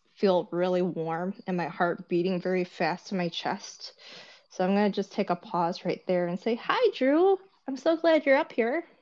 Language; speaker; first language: English; early bilingual, other home language; Korean